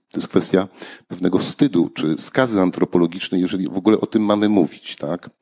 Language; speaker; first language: Polish; native; Polish